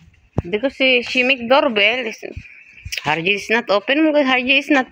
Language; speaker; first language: English; non-native, learner; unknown